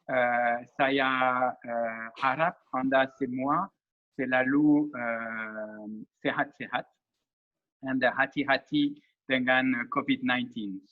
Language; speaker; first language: Indonesian; non-native, learner; French